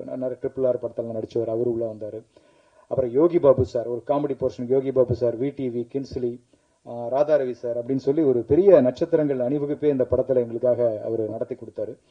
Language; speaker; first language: Tamil; native; Tamil